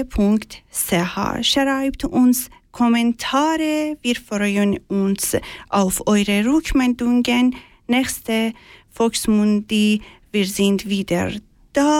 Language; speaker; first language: German; non-native, learner; Persian